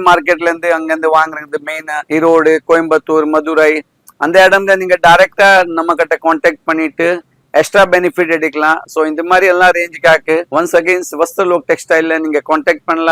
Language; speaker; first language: Tamil; non-native, fluent; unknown